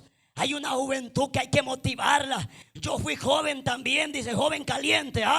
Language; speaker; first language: Spanish; native; Spanish